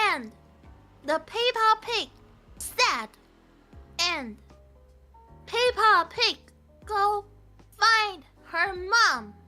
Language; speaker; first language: English; non-native, learner; Min Nan Chinese